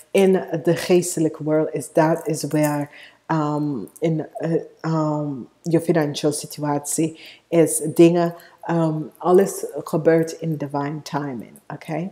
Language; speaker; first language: Dutch; non-native, fluent; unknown